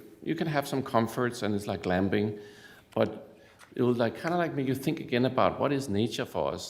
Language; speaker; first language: English; non-native, fluent; Danish